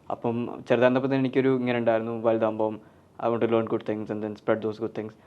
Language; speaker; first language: Malayalam; early bilingual, heritage; Malayalam